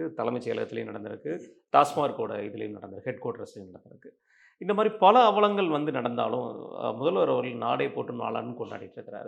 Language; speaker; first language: Tamil; native; Tamil